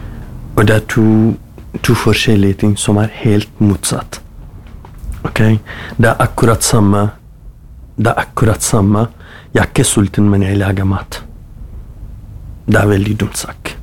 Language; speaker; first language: Norwegian; non-native, learner; Kurdish